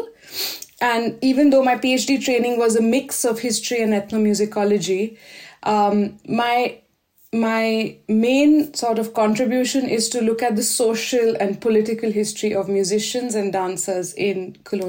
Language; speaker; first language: English; non-native, local second language; Hindi